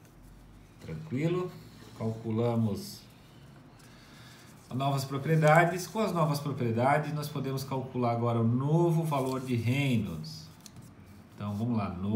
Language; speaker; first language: Portuguese; native; Portuguese